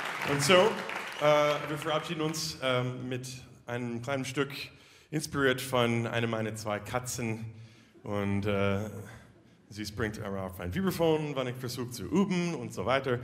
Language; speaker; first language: German; non-native, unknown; English